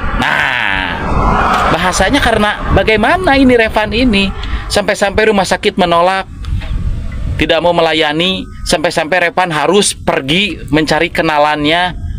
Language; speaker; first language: Indonesian; non-native, local second language; Sundanese